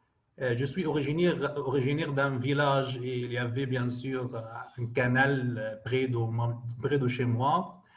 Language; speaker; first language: French; non-native, fluent; Arabic